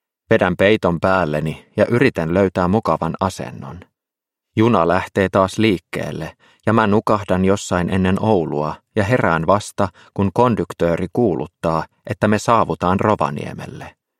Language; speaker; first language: Finnish; native; Finnish